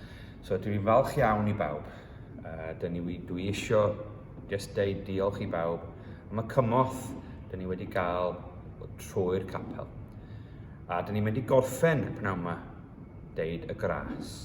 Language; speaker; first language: Welsh; early bilingual, heritage; Welsh